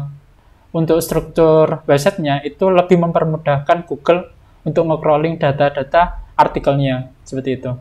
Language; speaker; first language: Indonesian; native; Indonesian